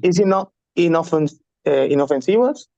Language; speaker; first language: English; non-native, learner; Spanish